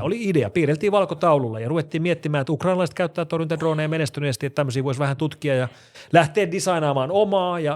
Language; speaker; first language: Finnish; native; Finnish